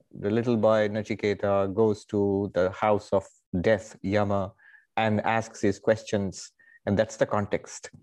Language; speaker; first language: English; non-native, local second language; Bangla